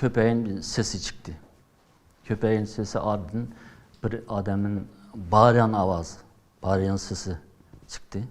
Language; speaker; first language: Turkish; non-native, learner; Uyghur